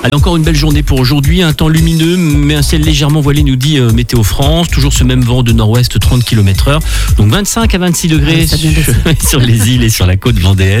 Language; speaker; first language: French; native; French